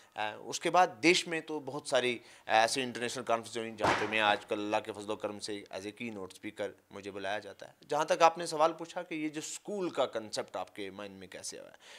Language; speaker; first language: Urdu; non-native, local second language; Punjabi